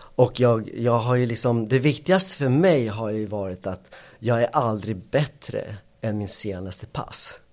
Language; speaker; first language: Swedish; early bilingual, other home language; Spanish